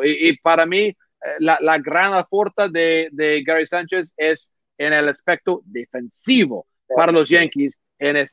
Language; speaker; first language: Spanish; non-native, learner; English